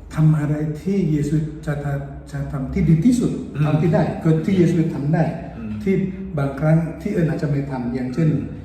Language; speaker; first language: Thai; non-native, fluent; Indonesian